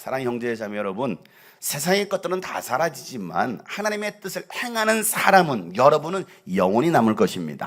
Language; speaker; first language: Korean; native; Korean